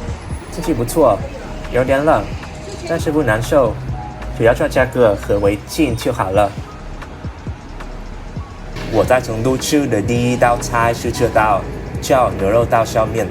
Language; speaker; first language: Chinese; non-native, learner; Vietnamese